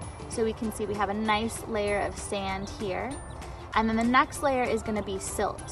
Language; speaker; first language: English; native; English